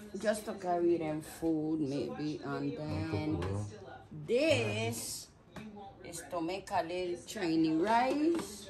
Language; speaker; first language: English; non-native, learner; Spanish